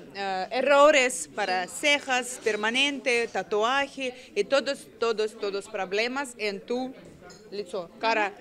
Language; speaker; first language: Spanish; non-native, learner; Russian